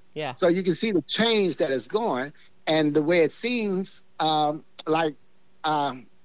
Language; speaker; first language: English; native; English